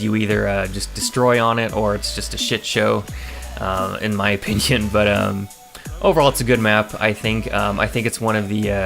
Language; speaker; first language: English; native; English